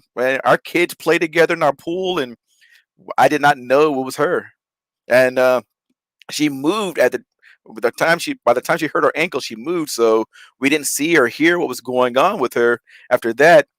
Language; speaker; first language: English; native; English